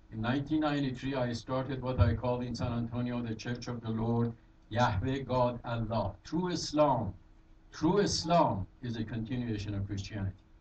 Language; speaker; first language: English; non-native, fluent; Persian